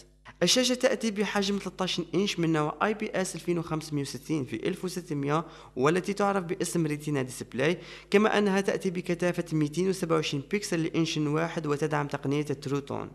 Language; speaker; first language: Arabic; native; Arabic